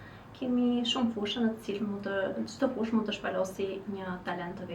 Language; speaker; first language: Albanian; native; Albanian